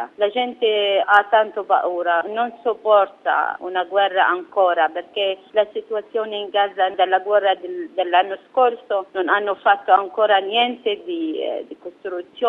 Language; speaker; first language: Italian; non-native, fluent; Arabic